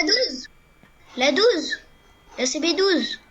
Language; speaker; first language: French; native; French